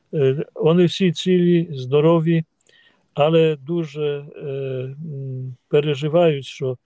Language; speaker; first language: Ukrainian; non-native, fluent; Polish